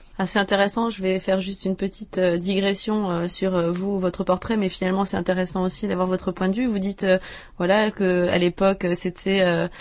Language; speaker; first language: French; native; French